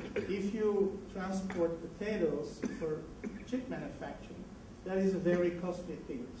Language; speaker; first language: English; non-native, fluent; Dutch